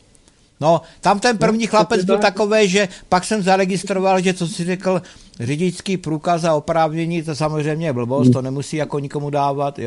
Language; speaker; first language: Czech; native; Czech